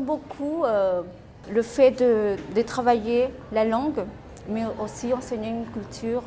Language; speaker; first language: French; non-native, fluent; Spanish